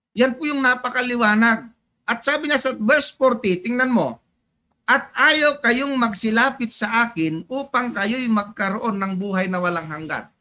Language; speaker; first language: Filipino; native; Filipino